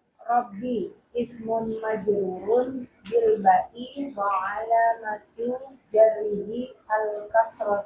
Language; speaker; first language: Arabic; non-native, learner; Indonesian